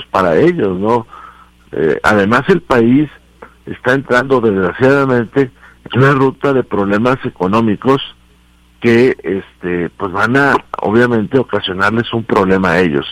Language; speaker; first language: Spanish; native; Spanish